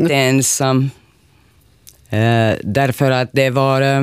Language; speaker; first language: Swedish; non-native, learner; Finnish